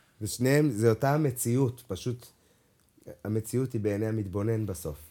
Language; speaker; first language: Hebrew; native; Hebrew